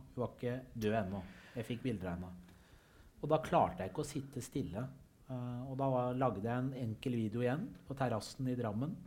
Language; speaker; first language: Norwegian; early bilingual, other home language; Persian